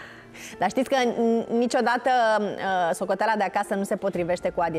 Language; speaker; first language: Romanian; native; Romanian